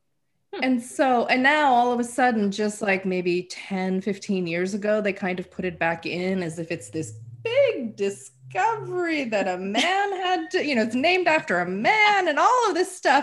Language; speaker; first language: English; native; English